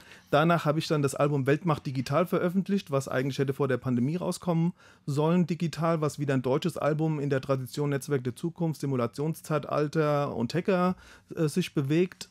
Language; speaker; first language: German; native; German